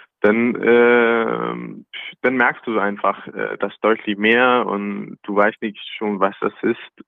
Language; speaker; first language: German; non-native, learner; Danish